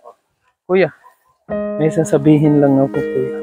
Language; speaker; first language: Filipino; non-native, learner; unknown